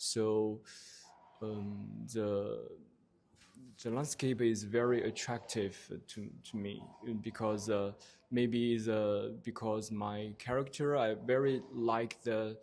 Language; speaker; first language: English; non-native, learner; Chinese